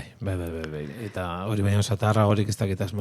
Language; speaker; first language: Basque; native; Basque